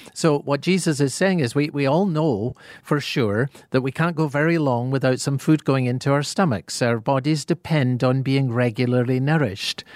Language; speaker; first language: English; native; English